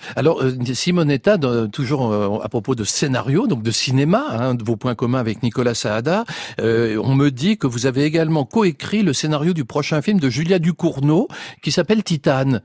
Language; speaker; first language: French; native; French